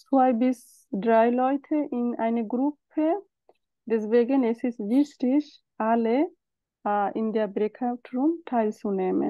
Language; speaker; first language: German; non-native, learner; Bangla